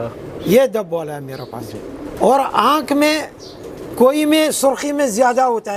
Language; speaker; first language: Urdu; non-native, learner; Arabic